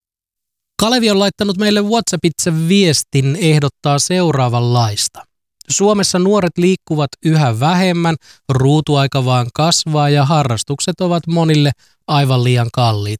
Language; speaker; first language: Finnish; native; Finnish